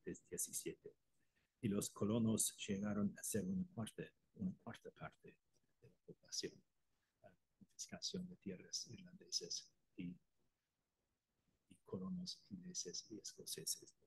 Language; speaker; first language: Spanish; non-native, fluent; Irish